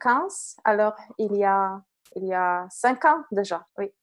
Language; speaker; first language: French; non-native, fluent; Polish